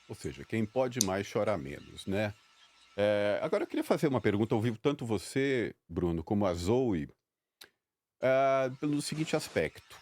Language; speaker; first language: Portuguese; native; Portuguese